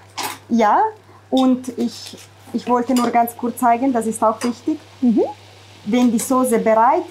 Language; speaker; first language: German; non-native, fluent; Italian